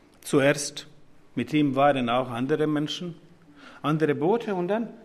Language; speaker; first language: German; non-native, fluent; Serbian